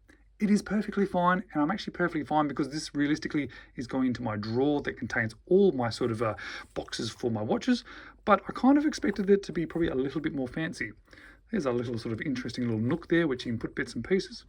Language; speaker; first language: English; native; English